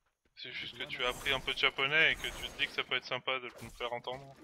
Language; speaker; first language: French; native; French